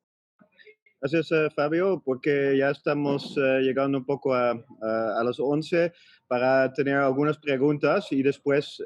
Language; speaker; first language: Spanish; non-native, fluent; Dutch